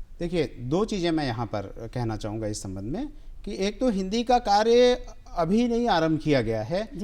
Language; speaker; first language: Hindi; native; Hindi